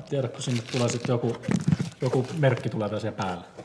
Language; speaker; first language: Finnish; native; Finnish